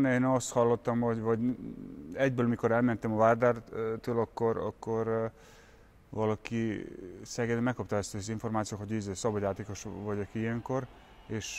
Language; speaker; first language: Hungarian; non-native, fluent; Serbian